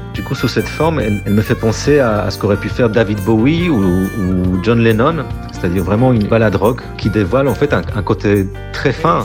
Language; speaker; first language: French; non-native, fluent; Polish